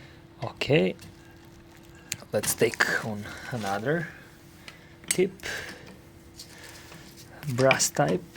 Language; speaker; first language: English; non-native, learner; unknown